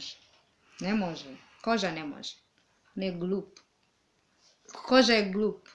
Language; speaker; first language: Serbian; non-native, learner; English